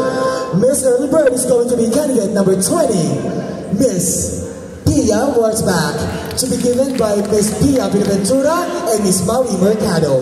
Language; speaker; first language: English; non-native, local second language; Filipino